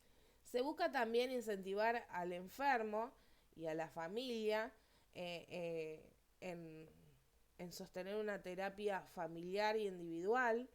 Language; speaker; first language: Spanish; native; Spanish